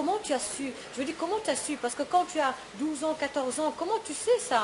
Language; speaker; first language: French; non-native, local second language; Wolof